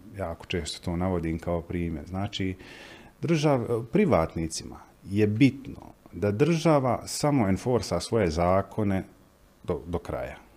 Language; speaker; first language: Croatian; native; Croatian